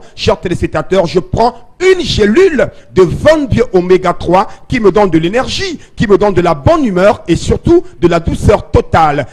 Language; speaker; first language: French; non-native, local second language; Duala